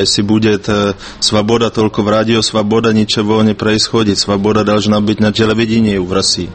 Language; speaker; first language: Russian; non-native, fluent; Czech